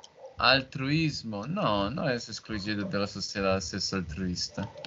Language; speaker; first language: Spanish; non-native, learner; Portuguese